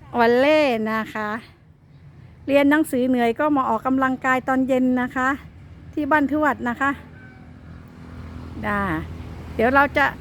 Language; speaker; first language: Thai; native; Thai